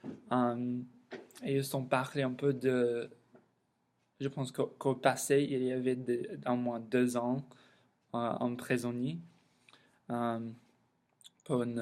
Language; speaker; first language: French; non-native, learner; English